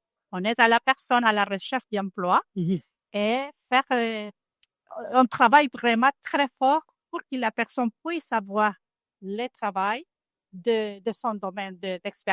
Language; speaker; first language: French; non-native, fluent; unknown